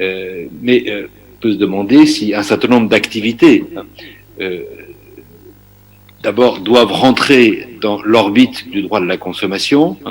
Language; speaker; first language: French; native; French